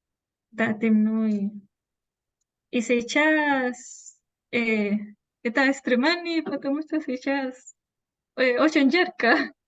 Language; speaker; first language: Russian; non-native, learner; Spanish